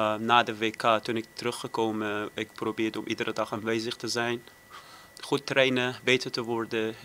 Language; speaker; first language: Dutch; non-native, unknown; Persian